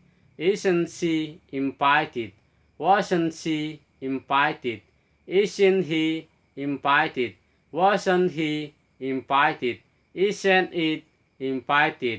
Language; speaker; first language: English; non-native, fluent; Indonesian